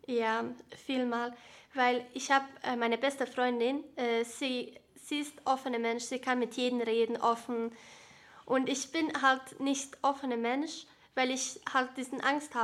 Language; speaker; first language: German; early bilingual, other home language; Bosnian